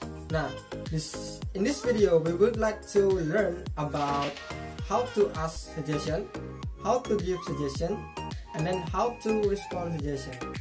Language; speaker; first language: English; non-native, fluent; Indonesian